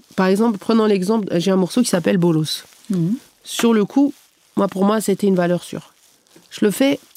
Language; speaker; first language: French; non-native, local second language; Arabic